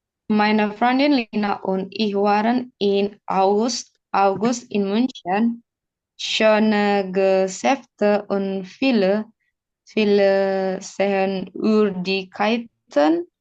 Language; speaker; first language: German; non-native, learner; Indonesian